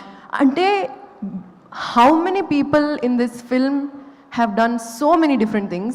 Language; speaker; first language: Telugu; non-native, local second language; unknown